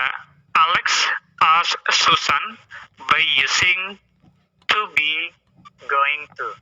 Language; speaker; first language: English; non-native, fluent; Indonesian